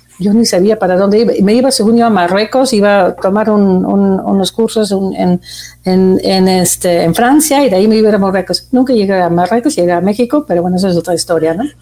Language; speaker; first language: Spanish; non-native, fluent; Dutch